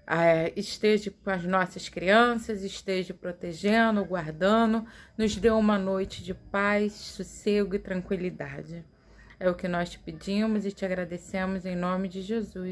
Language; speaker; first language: Portuguese; native; Portuguese